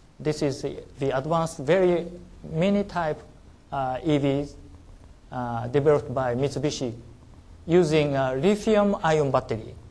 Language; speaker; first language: English; non-native, learner; Japanese